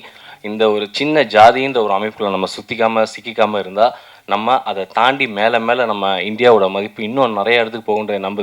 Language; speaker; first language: Tamil; native; Tamil